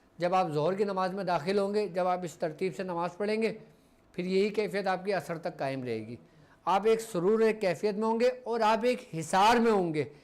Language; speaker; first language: Urdu; native; Urdu